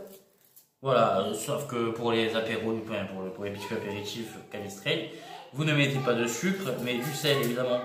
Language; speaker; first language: French; native; French